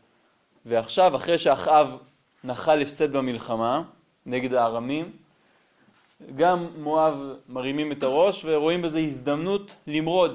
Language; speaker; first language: Hebrew; native; Hebrew